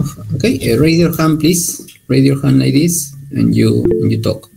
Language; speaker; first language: English; non-native, learner; Spanish